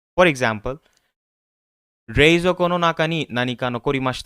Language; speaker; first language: Japanese; non-native, fluent; Hindi